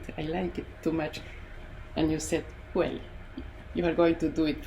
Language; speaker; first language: English; non-native, learner; Spanish